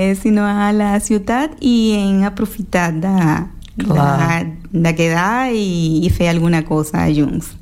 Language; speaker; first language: Catalan; non-native, local second language; Spanish